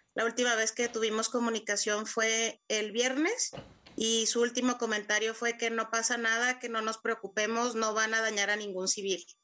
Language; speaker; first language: Spanish; native; Spanish